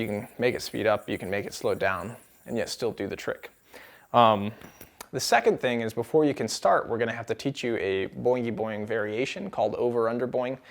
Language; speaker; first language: English; native; English